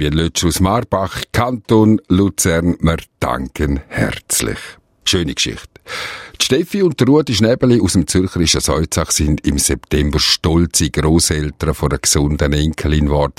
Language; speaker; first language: German; native; German